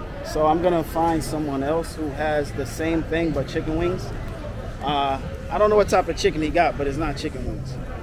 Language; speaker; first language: English; native; English